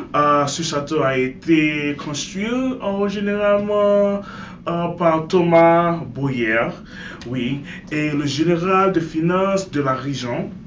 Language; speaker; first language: French; non-native, learner; English